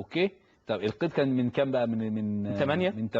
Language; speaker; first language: Arabic; native; Arabic